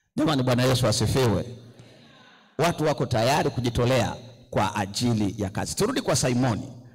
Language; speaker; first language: Swahili; native; Swahili